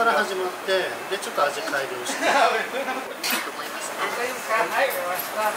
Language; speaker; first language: Japanese; native; Japanese